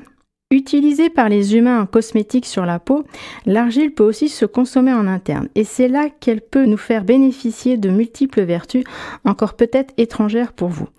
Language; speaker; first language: French; native; French